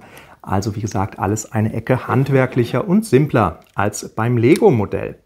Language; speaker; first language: German; native; German